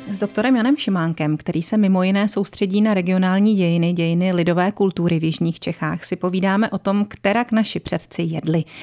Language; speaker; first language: Czech; native; Czech